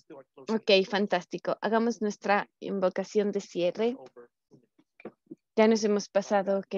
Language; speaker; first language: Spanish; native; Spanish